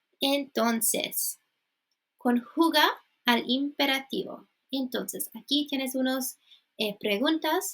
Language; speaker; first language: Spanish; non-native, fluent; English